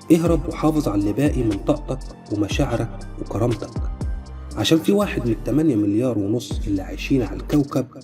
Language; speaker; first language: Arabic; native; Arabic